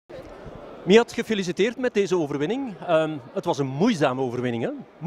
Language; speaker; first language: Dutch; native; Dutch